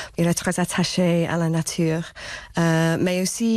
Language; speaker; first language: French; non-native, fluent; English